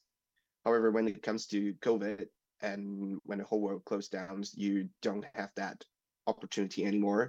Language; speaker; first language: English; non-native, local second language; Cantonese